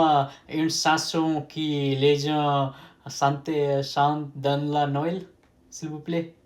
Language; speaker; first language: French; non-native, learner; Nepali